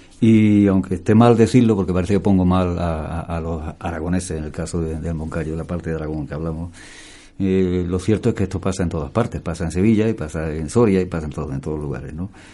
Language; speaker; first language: Spanish; native; Spanish